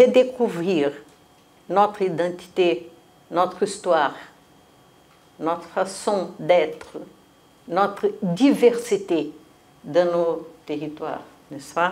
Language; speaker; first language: French; non-native, fluent; Portuguese